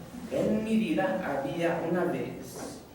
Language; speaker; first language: Spanish; non-native, fluent; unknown